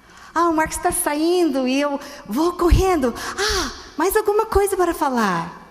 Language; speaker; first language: Portuguese; non-native, fluent; English